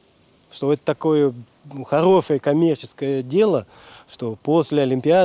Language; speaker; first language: Russian; native; Russian